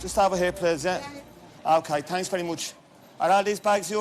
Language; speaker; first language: English; native; English